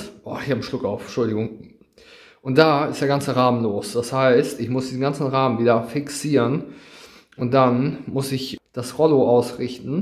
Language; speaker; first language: German; native; German